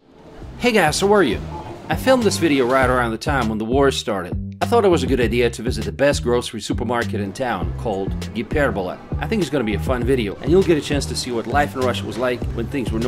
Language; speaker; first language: English; non-native, fluent; Russian